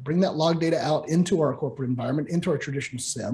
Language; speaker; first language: English; native; English